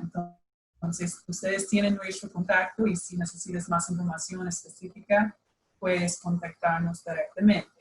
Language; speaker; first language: Spanish; non-native, fluent; English